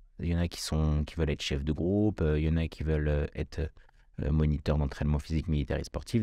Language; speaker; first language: French; early bilingual, other home language; Kabyle